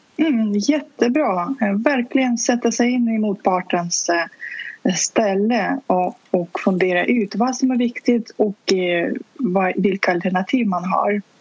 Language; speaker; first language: Swedish; non-native, fluent; Russian